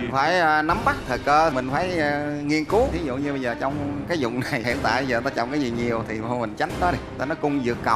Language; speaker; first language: Vietnamese; native; Vietnamese